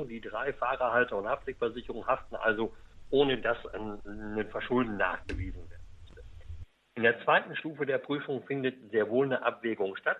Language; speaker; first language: German; native; German